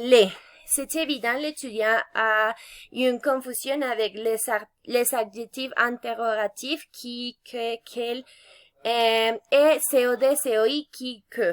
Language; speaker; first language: French; non-native, fluent; Spanish